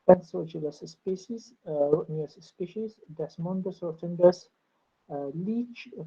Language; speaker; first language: English; non-native, local second language; Malay